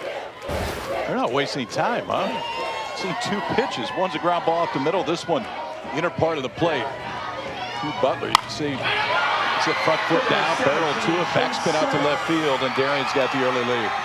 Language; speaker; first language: English; native; English